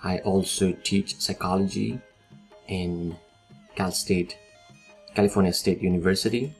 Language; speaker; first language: English; non-native, local second language; Nepali